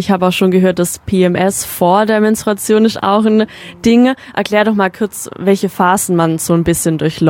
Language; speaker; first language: German; native; German